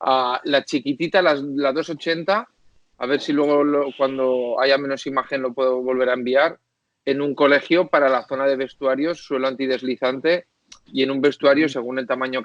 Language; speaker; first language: Spanish; native; Spanish